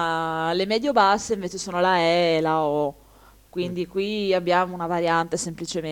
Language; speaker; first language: Italian; native; Italian